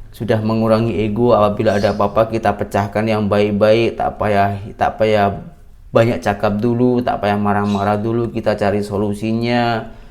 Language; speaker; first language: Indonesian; native; Indonesian